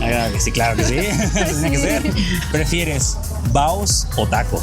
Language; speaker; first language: Spanish; native; Spanish